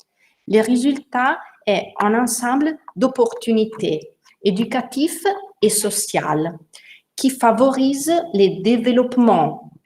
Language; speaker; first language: French; non-native, learner; Italian